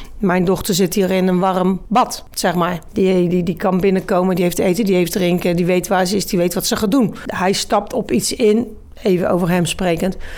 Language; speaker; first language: Dutch; native; Dutch